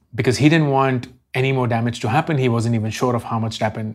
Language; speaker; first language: English; non-native, local second language; Hindi